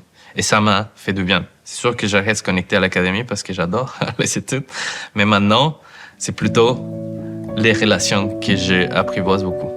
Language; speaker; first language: French; non-native, fluent; Spanish